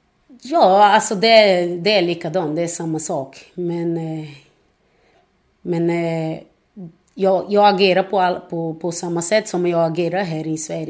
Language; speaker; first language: Swedish; non-native, fluent; Portuguese